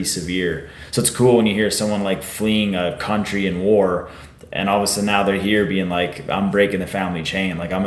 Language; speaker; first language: English; native; English